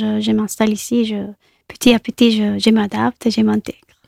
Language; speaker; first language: French; non-native, fluent; Spanish